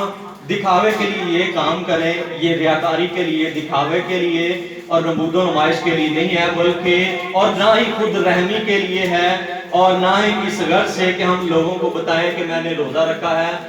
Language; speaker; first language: Urdu; native; Urdu